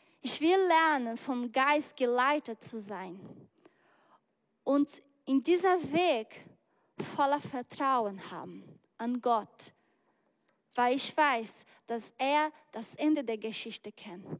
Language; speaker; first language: German; non-native, learner; Portuguese